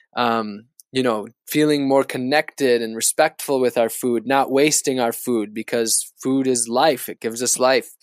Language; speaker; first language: English; native; English